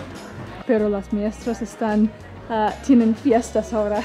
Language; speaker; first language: Spanish; non-native, fluent; English